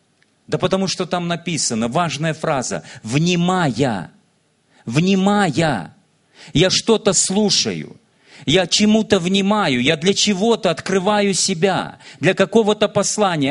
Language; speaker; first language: Russian; native; Russian